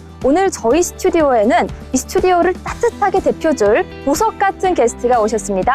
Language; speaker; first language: Korean; native; Korean